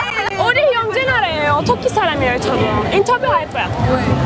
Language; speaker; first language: Korean; non-native, learner; Turkish